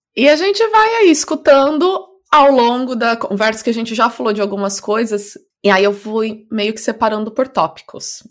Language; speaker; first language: Portuguese; native; Portuguese